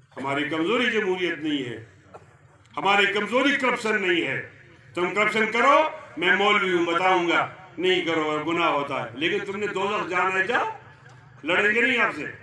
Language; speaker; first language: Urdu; non-native, local second language; Pashto